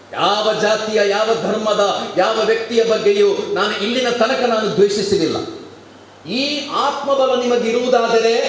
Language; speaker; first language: Kannada; non-native, local second language; Malayalam